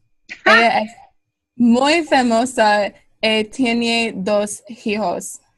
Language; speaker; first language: Spanish; non-native, learner; English